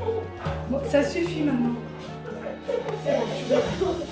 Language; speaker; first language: French; native; French